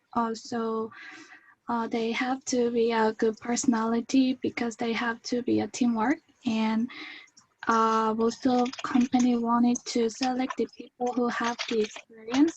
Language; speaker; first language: English; non-native, learner; Korean